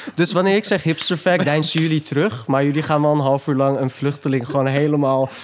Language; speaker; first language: Dutch; early bilingual, other home language; Turkish